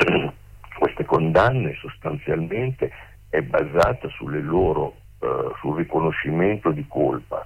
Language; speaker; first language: Italian; native; Italian